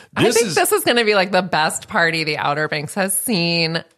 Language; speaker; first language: English; native; English